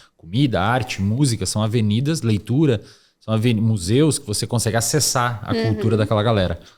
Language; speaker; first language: Portuguese; native; Portuguese